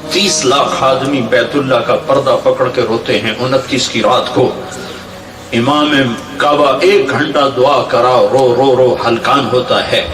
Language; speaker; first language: Urdu; non-native, local second language; Punjabi